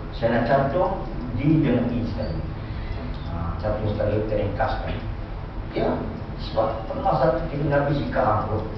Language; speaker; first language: Malay; non-native, local second language; Tamil